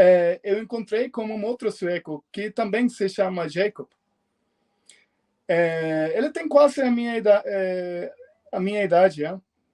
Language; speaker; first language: Portuguese; non-native, fluent; Swedish